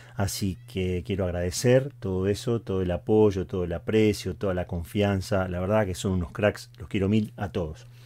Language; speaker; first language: Spanish; native; Spanish